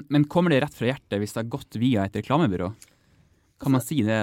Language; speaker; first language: Norwegian; native; Norwegian